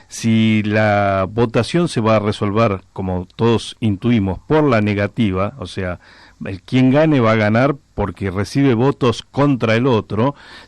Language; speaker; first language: Spanish; native; Spanish